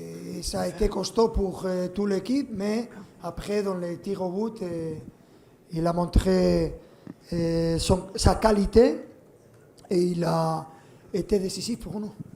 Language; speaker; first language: French; non-native, fluent; Spanish